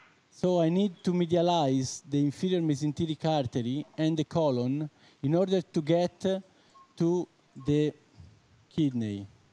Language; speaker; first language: English; non-native, fluent; Italian